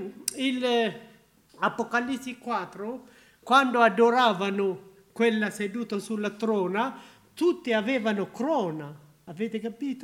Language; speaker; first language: Italian; non-native, learner; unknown